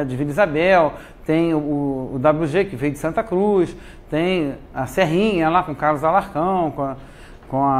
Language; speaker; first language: Portuguese; native; Portuguese